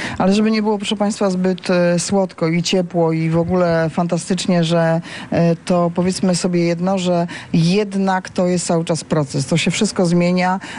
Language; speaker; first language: Polish; native; Polish